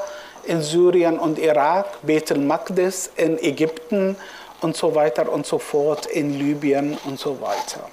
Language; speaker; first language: German; non-native, fluent; Arabic